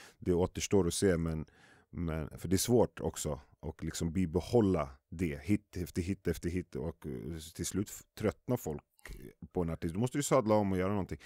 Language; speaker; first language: Swedish; early bilingual, other home language; Arabic